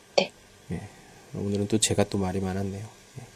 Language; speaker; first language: Korean; native; Korean